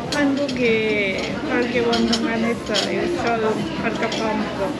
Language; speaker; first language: Korean; non-native, learner; Lao